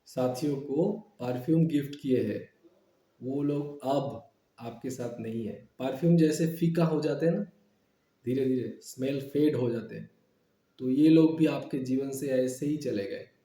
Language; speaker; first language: Hindi; non-native, local second language; Bangla